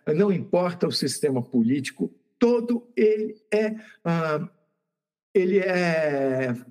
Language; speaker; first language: Portuguese; native; Portuguese